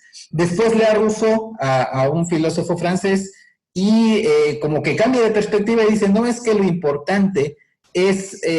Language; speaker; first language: Spanish; native; Spanish